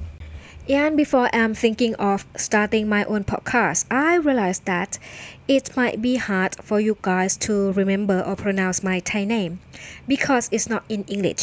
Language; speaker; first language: English; non-native, fluent; Thai